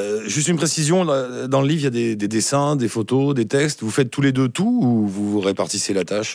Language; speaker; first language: French; native; French